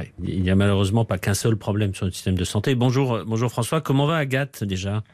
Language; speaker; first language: French; native; French